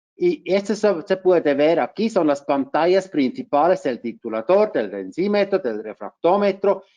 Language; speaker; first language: Spanish; non-native, fluent; German